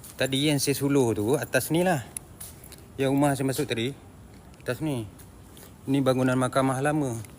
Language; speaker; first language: Malay; native; Malay